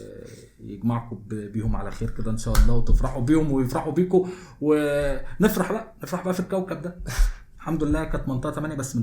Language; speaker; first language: Arabic; native; Arabic